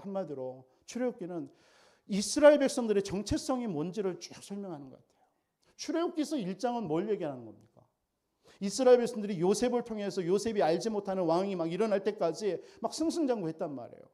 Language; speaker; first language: Korean; native; Korean